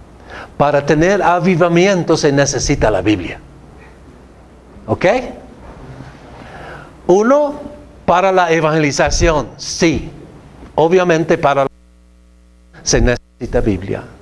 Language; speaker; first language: Spanish; non-native, fluent; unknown